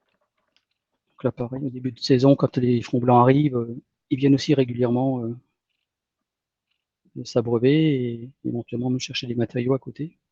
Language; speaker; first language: French; native; French